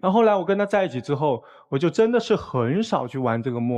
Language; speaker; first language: Chinese; native; Chinese